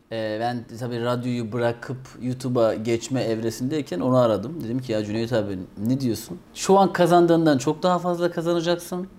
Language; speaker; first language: Turkish; native; Turkish